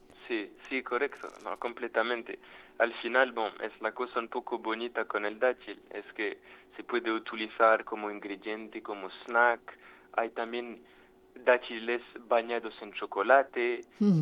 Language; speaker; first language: Spanish; non-native, fluent; French